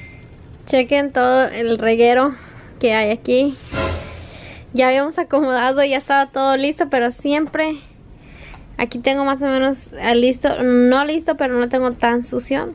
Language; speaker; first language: Spanish; native; Spanish